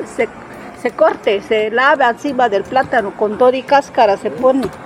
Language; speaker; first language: Spanish; native; Spanish